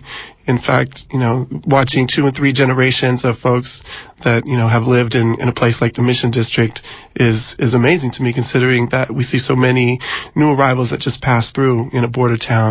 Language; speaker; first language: English; native; English